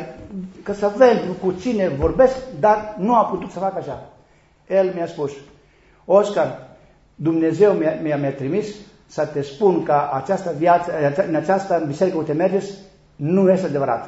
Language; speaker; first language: Romanian; non-native, learner; Greek